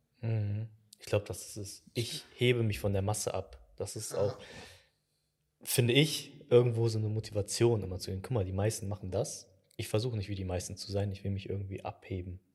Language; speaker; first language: German; early bilingual, other home language; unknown